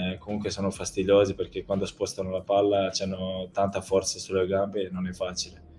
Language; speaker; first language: Italian; non-native, fluent; Croatian